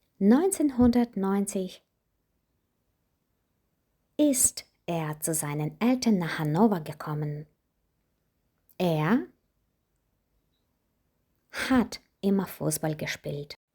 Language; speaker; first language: German; non-native, fluent; Ukrainian